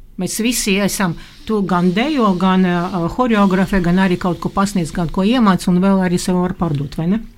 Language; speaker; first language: Latvian; non-native, local second language; Russian